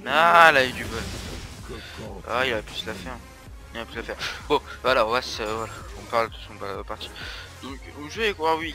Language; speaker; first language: French; native; French